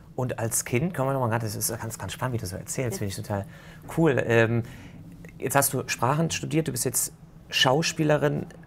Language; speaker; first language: German; native; German